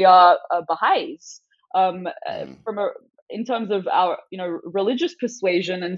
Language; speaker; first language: English; non-native, local second language; Persian